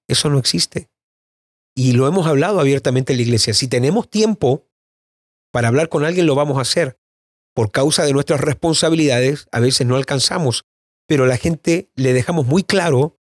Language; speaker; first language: Spanish; native; Spanish